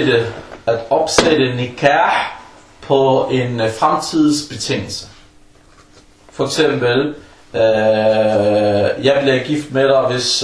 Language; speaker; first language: Danish; early bilingual, other home language; Arabic